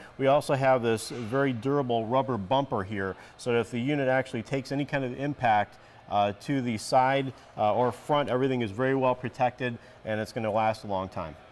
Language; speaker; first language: English; native; English